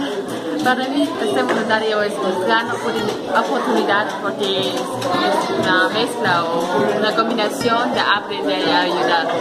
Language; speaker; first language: Spanish; non-native, learner; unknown